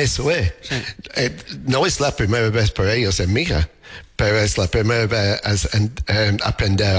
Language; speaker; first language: Spanish; non-native, learner; English